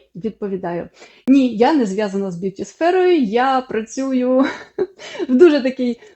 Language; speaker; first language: Ukrainian; non-native, local second language; Russian